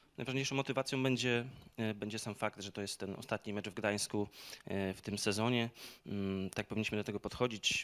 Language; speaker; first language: Polish; native; Polish